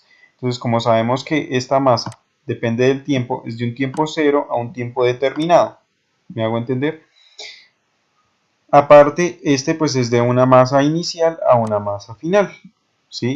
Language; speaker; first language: Spanish; native; Spanish